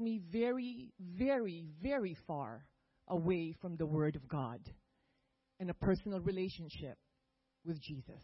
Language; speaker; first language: English; non-native, local second language; Filipino